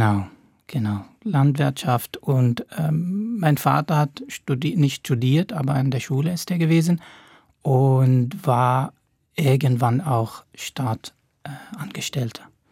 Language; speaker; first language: German; non-native, fluent; Arabic